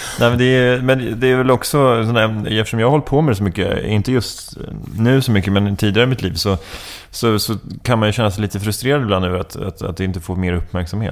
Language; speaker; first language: Swedish; native; Swedish